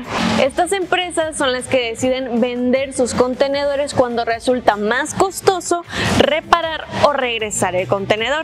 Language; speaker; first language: Spanish; native; Spanish